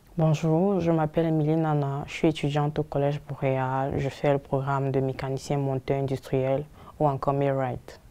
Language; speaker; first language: French; native; French